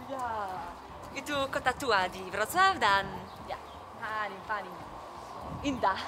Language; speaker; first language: Indonesian; non-native, learner; Polish